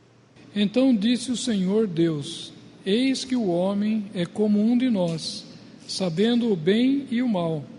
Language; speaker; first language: Portuguese; native; Portuguese